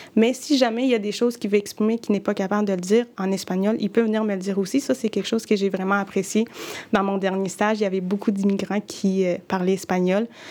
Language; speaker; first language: French; early bilingual, other home language; Spanish